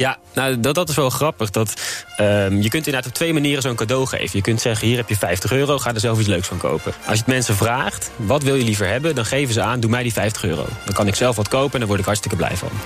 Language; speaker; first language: Dutch; native; Dutch